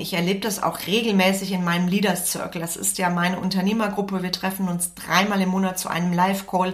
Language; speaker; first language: German; native; German